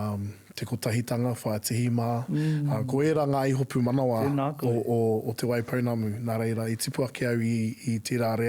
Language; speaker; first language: Māori; non-native, local second language; English